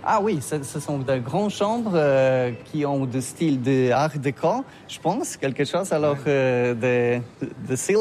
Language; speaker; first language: French; non-native, learner; Polish